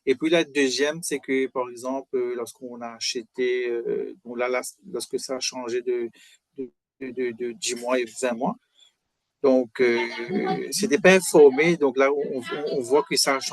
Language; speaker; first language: French; non-native, local second language; Morisyen